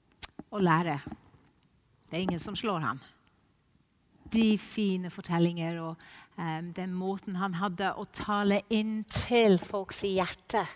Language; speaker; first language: Norwegian; non-native, fluent; English